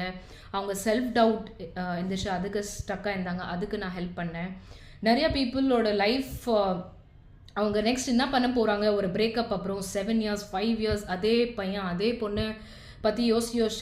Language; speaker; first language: Tamil; non-native, local second language; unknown